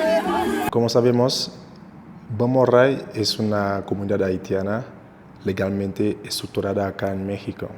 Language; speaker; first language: Spanish; non-native, local second language; Haitian Creole